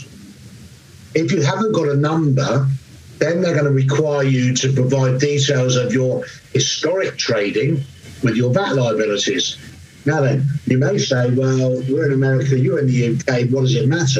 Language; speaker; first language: English; native; English